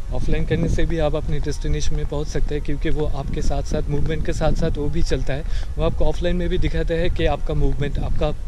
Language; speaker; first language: Hindi; non-native, local second language; Bangla